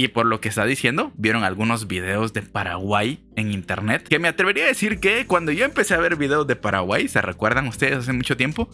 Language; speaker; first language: Spanish; native; Spanish